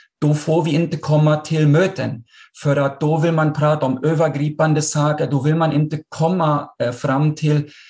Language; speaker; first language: Swedish; non-native, fluent; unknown